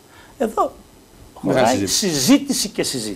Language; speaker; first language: Greek; native; Greek